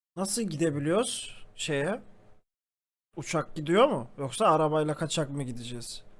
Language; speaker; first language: Turkish; native; Turkish